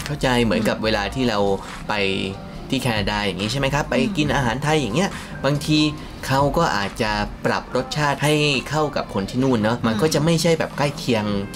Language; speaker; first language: Thai; native; Thai